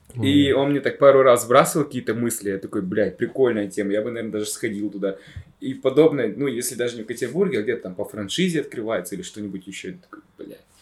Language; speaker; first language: Russian; native; Russian